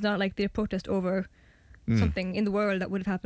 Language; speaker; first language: English; native; English